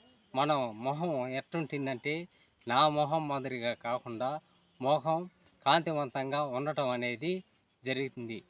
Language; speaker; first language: Telugu; native; Telugu